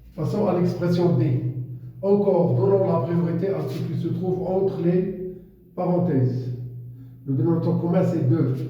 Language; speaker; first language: French; non-native, local second language; Arabic